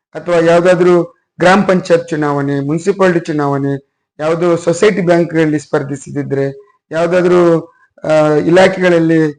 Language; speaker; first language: Kannada; non-native, local second language; Urdu